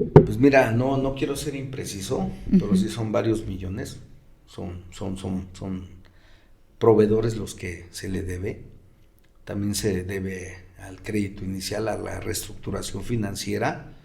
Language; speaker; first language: Spanish; native; Spanish